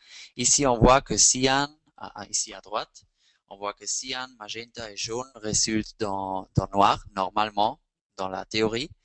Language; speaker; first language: French; non-native, fluent; Spanish